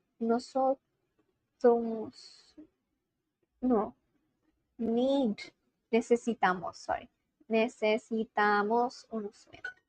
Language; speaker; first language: Spanish; non-native, learner; Bangla